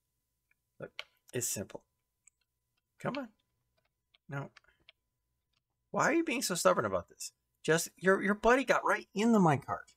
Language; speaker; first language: English; native; English